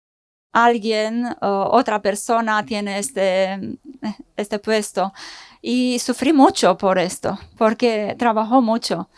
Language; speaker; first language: Spanish; non-native, fluent; Romanian